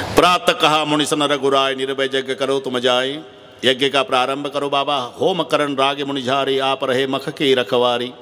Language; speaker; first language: Hindi; non-native, local second language; Marathi